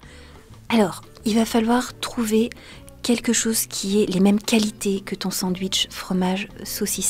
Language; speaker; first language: French; native; French